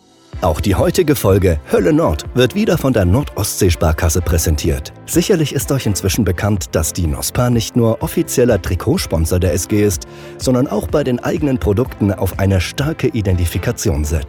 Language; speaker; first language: German; native; German